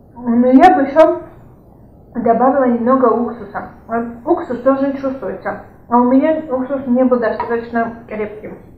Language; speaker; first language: Russian; non-native, local second language; Georgian